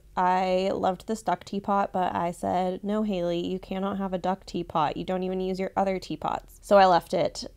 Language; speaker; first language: English; native; English